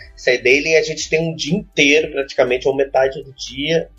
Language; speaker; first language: Portuguese; native; Portuguese